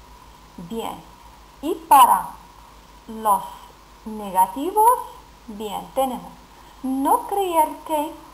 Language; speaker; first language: Spanish; non-native, fluent; Arabic